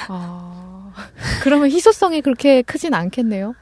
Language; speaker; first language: Korean; native; Korean